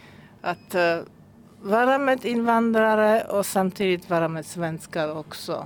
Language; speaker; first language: Swedish; non-native, fluent; Czech